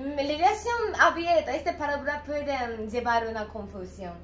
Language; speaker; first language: Spanish; non-native, learner; Japanese